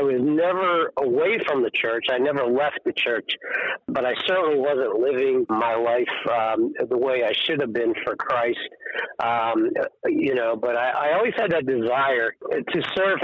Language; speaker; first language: English; native; English